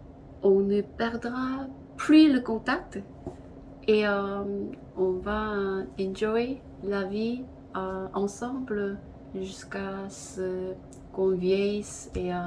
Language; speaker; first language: French; non-native, learner; Korean